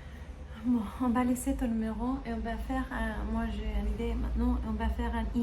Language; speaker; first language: French; non-native, learner; Spanish